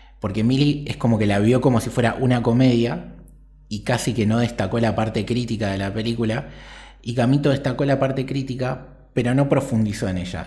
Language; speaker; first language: Spanish; native; Spanish